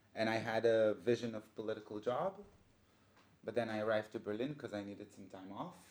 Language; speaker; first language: English; non-native, fluent; Hebrew